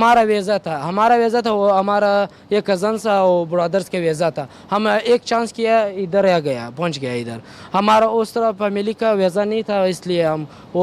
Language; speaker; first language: Hindi; non-native, learner; Pashto